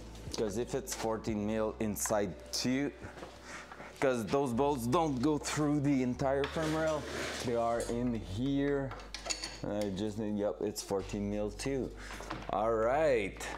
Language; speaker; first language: English; non-native, fluent; French